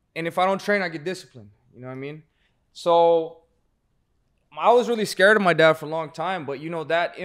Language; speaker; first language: English; native; English